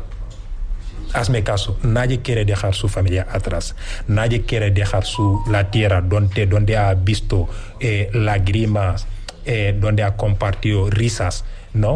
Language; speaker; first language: Spanish; non-native, fluent; Wolof